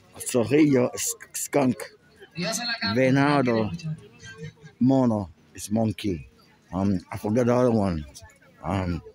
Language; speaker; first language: English; non-native, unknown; Spanish